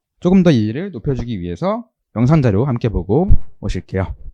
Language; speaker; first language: Korean; native; Korean